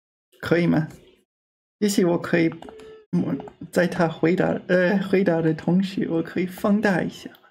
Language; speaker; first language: Chinese; non-native, learner; English